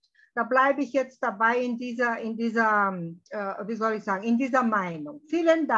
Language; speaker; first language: German; early bilingual, heritage; German